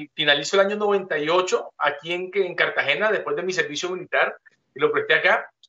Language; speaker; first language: Spanish; native; Spanish